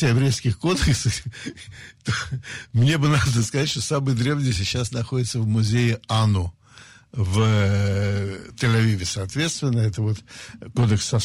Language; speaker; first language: Russian; native; Russian